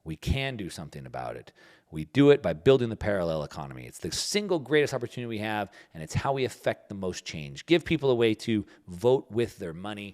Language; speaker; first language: English; native; English